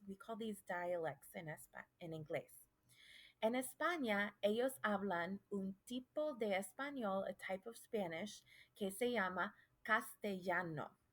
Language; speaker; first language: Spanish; non-native, fluent; English